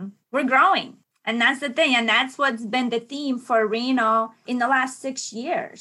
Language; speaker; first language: English; non-native, fluent; Ukrainian